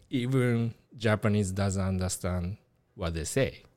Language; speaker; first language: English; non-native, learner; Japanese